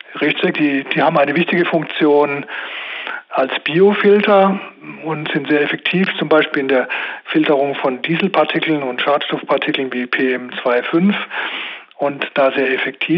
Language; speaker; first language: German; native; German